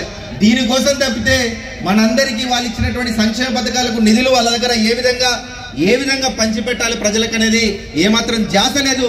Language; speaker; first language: Telugu; native; Telugu